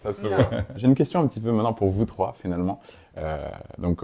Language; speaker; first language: French; native; French